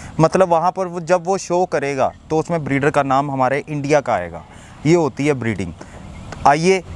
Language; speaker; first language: Hindi; native; Hindi